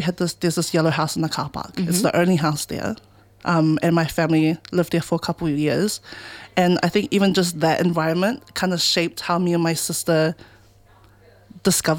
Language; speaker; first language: English; native; English